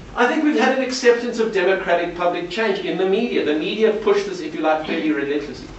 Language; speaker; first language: English; native; English